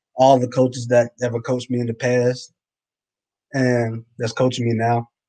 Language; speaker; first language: English; native; English